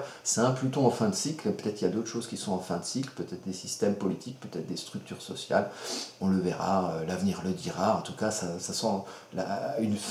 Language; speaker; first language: French; native; French